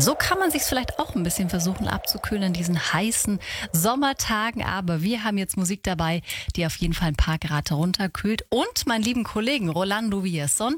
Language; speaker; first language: German; native; German